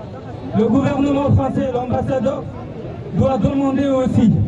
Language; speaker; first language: French; non-native, fluent; Persian